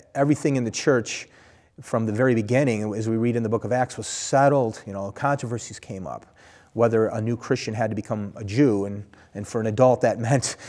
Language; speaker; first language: English; native; English